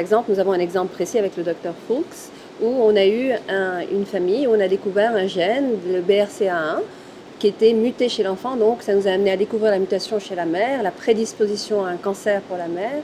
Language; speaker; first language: French; native; French